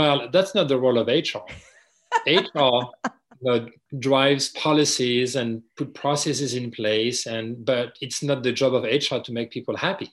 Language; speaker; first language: English; non-native, fluent; French